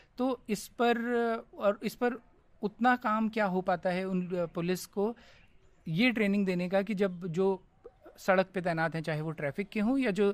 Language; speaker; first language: Hindi; native; Hindi